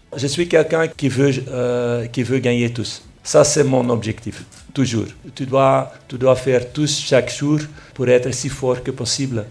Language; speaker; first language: French; non-native, local second language; Dutch